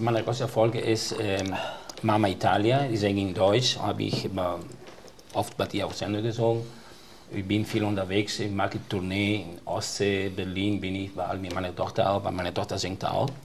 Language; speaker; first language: German; non-native, fluent; Italian